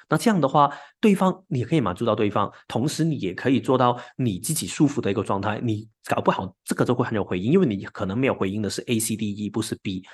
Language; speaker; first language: Chinese; non-native, local second language; Cantonese